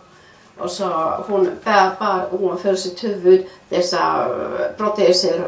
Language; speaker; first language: Swedish; non-native, fluent; Finnish